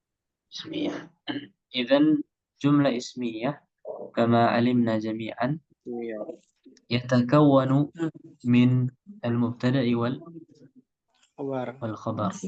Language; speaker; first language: Arabic; non-native, fluent; Indonesian